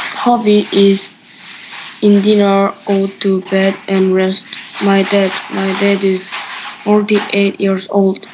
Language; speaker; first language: English; non-native, learner; Korean